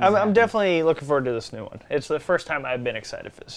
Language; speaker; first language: English; native; English